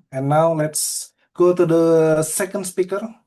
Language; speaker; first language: English; non-native, fluent; Indonesian